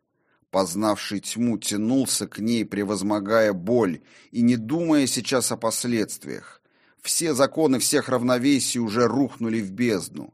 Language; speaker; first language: Russian; native; Russian